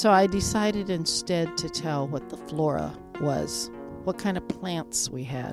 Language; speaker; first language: English; native; English